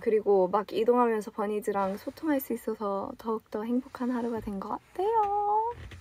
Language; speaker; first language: Korean; early bilingual, other home language; English